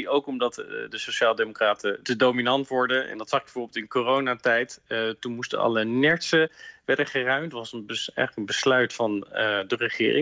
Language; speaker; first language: Dutch; native; Dutch